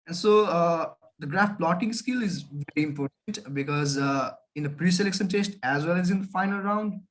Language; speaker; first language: English; non-native, local second language; Nepali